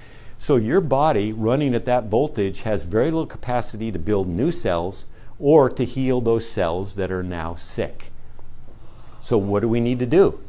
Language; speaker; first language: English; native; English